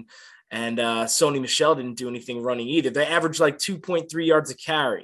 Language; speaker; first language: English; native; English